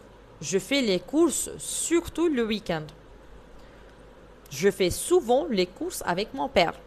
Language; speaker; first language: French; non-native, fluent; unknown